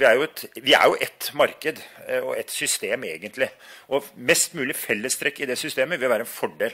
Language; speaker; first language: Norwegian; native; Norwegian